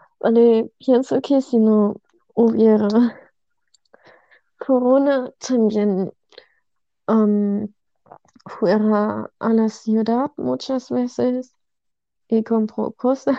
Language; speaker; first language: Spanish; non-native, learner; German